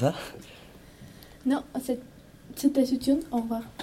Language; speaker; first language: French; non-native, learner; Armenian